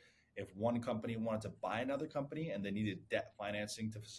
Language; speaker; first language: English; early bilingual, other home language; Persian